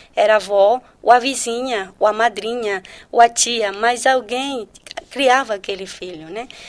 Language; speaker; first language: Portuguese; early bilingual, heritage; Portuguese